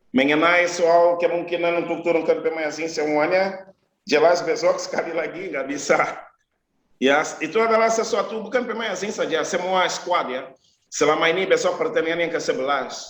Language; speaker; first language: Malay; non-native, fluent; Portuguese